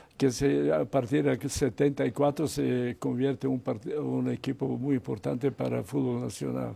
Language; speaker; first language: Spanish; non-native, fluent; Serbian